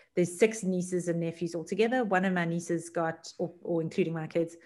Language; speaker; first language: English; native; English